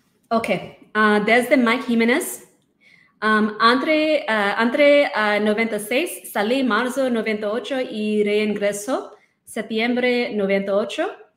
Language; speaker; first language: Spanish; non-native, learner; English